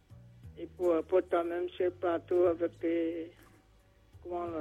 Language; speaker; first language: French; non-native, local second language; Réunion Creole French